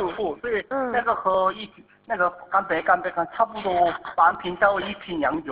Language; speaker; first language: Chinese; non-native, fluent; Korean